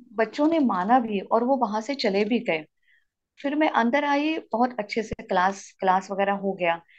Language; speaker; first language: Hindi; non-native, local second language; Marathi